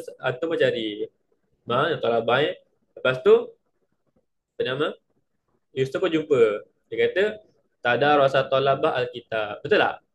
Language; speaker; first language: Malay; native; Malay